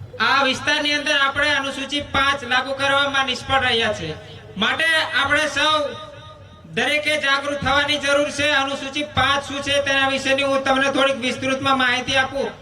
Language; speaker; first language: Gujarati; non-native, local second language; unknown